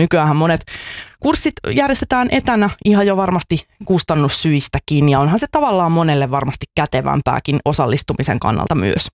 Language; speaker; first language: Finnish; native; Finnish